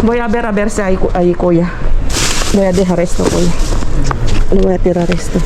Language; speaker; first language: Spanish; non-native, learner; Filipino